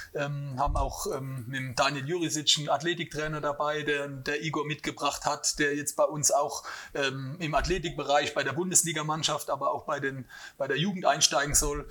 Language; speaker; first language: German; native; German